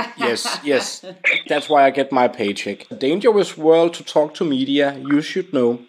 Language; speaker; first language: English; non-native, fluent; Danish